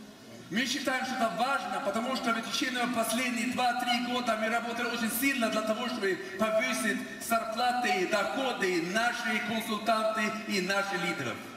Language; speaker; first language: Russian; non-native, fluent; Swedish